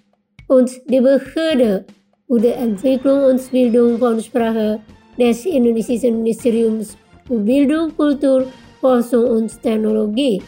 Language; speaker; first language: German; non-native, fluent; Indonesian